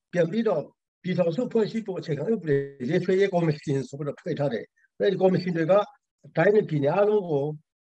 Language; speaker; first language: Burmese; non-native, local second language; Hakha Chin